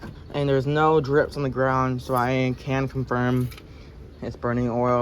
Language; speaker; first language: English; native; English